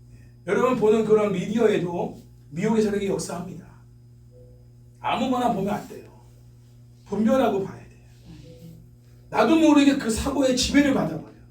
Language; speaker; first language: Korean; native; Korean